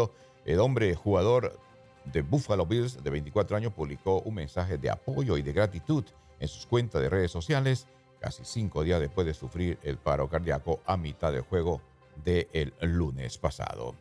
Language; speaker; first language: Spanish; native; Spanish